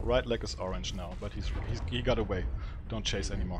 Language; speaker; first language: English; non-native, fluent; French